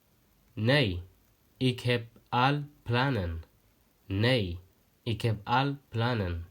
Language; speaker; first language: Dutch; non-native, learner; Tigrinya